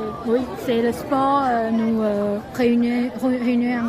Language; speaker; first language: French; non-native, learner; Chinese